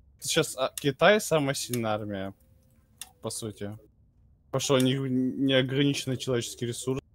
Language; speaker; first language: Russian; native; Russian